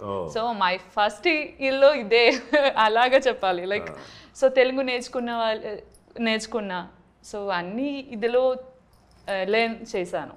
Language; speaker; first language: Telugu; non-native, learner; Malayalam